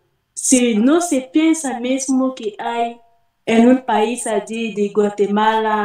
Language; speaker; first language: Spanish; non-native, fluent; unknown